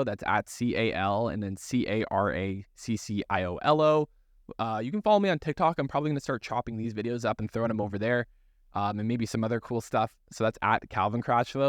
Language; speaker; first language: English; native; English